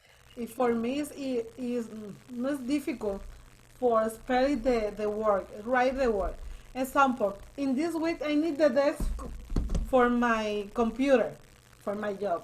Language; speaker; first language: English; non-native, learner; Spanish